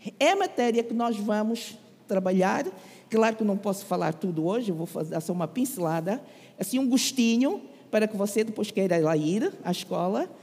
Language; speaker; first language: Portuguese; native; Portuguese